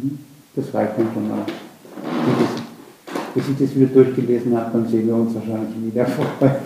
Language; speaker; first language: German; native; German